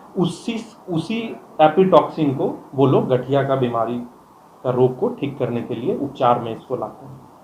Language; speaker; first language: Hindi; native; Hindi